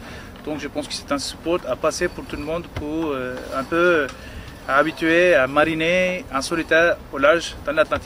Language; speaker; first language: French; non-native, fluent; Turkish